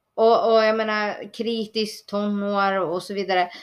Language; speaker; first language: Swedish; early bilingual, other home language; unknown